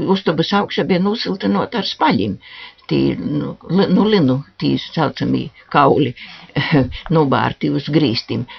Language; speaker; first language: Latvian; native; Latvian